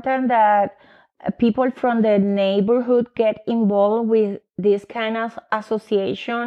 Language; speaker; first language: English; non-native, fluent; Spanish